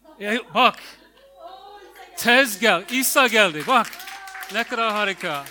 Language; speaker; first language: Turkish; non-native, fluent; English